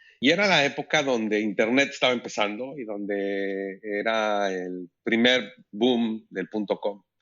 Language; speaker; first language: Spanish; native; Spanish